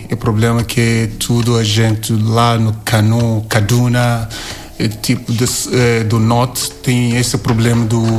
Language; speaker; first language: Portuguese; non-native, learner; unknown